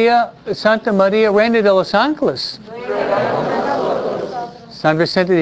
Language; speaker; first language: Spanish; non-native, fluent; English